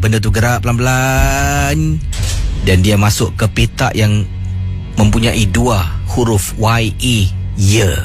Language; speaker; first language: Malay; native; Malay